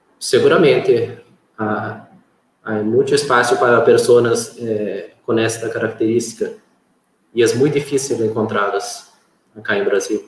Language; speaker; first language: Spanish; non-native, fluent; Portuguese